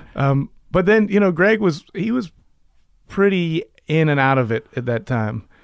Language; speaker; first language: English; native; English